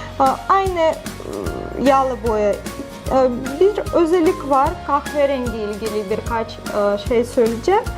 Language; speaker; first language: Turkish; non-native, fluent; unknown